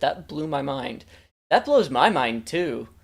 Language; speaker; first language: English; native; English